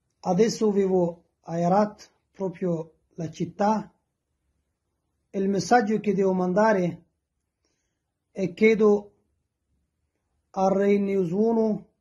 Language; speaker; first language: Italian; non-native, learner; Persian